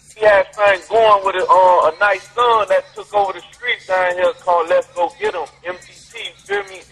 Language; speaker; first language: English; native; English